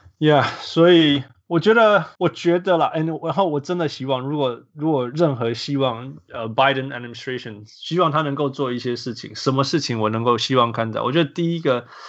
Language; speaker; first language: Chinese; early bilingual, heritage; Chinese